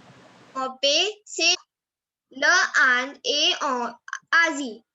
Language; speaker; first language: French; non-native, learner; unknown